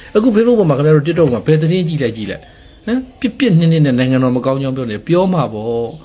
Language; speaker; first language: Burmese; native; Burmese